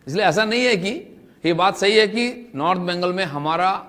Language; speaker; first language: Hindi; non-native, local second language; Bangla